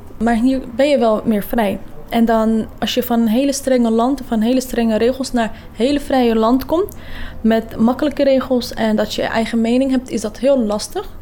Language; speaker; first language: Dutch; early bilingual, other home language; Kurdish